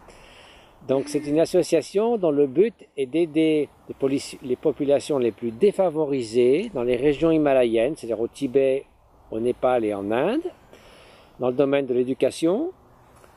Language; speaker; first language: French; native; French